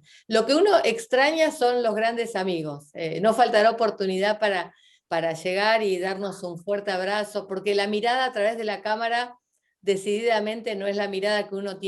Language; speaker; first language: Spanish; native; Spanish